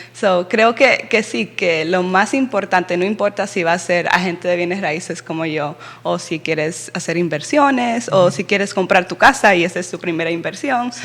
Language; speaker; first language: Spanish; early bilingual, heritage; Spanish